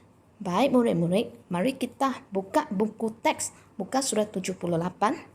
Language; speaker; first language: Indonesian; non-native, local second language; Chinese